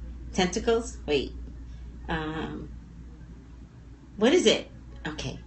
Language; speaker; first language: English; native; English